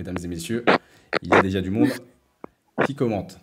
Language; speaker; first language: French; native; French